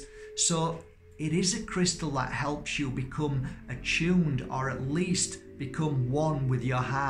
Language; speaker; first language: English; native; English